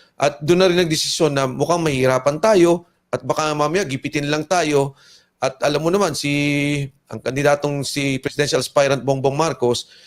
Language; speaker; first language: Filipino; native; Filipino